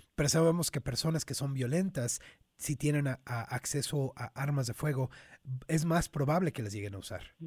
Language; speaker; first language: Spanish; native; Spanish